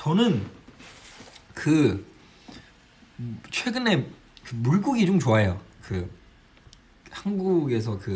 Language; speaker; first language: Korean; non-native, fluent; Chinese